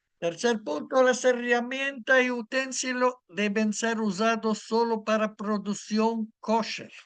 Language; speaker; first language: Spanish; non-native, fluent; Italian